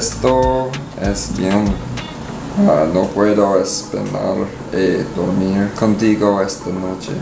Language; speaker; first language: Spanish; non-native, learner; English